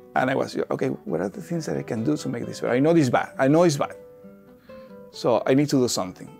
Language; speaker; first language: English; non-native, fluent; Spanish